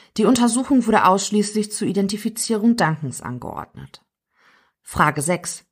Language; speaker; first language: German; native; German